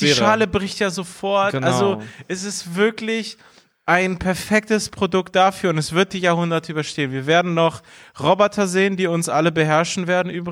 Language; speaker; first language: German; early bilingual, other home language; Persian